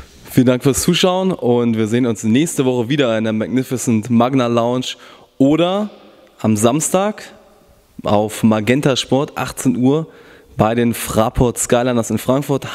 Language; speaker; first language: German; native; German